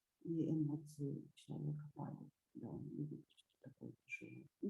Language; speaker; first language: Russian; non-native, learner; Lithuanian